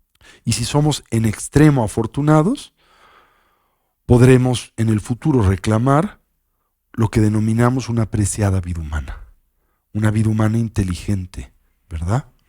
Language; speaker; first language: Spanish; native; Spanish